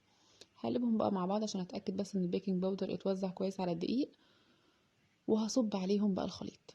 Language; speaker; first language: Arabic; native; Arabic